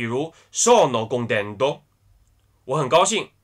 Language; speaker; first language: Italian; non-native, fluent; Chinese